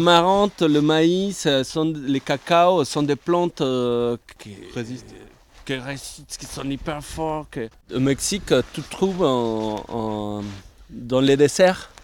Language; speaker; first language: French; non-native, fluent; Spanish